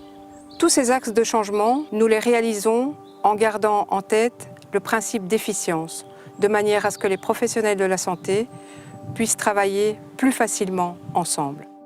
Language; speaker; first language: French; native; French